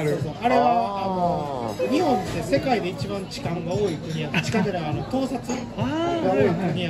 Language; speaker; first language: Japanese; native; Japanese